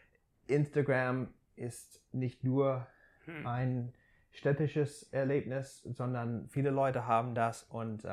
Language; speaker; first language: German; non-native, fluent; English